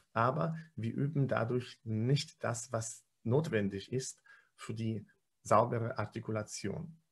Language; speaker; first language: German; non-native, fluent; Polish